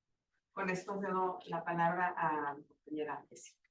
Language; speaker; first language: Spanish; native; Spanish